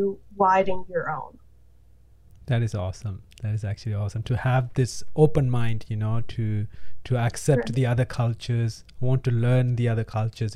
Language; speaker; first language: English; non-native, local second language; Tamil